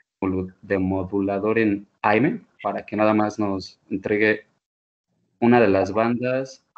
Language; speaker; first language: Spanish; native; Spanish